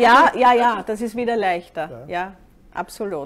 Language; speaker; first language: German; native; German